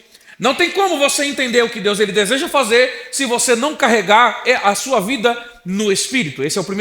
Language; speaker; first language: Portuguese; native; Portuguese